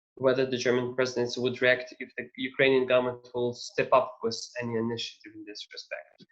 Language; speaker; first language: English; non-native, fluent; Ukrainian